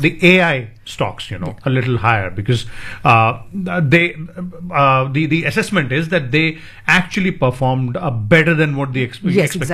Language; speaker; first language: English; non-native, local second language; Hindi